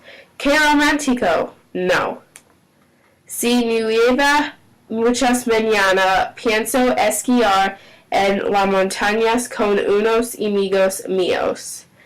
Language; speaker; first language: Spanish; non-native, learner; English